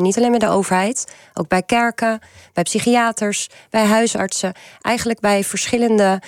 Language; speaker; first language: Dutch; native; Dutch